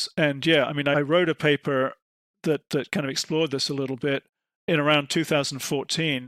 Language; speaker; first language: English; native; English